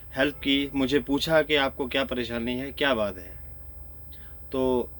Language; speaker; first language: Hindi; native; Hindi